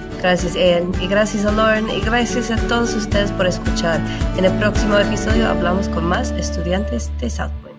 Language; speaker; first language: Spanish; non-native, learner; English